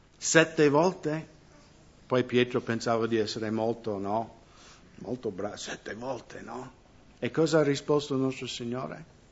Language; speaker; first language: Italian; non-native, fluent; English